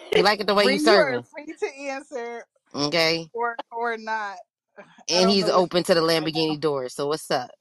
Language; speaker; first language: English; native; English